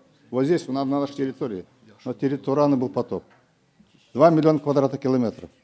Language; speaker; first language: Russian; non-native, local second language; Kazakh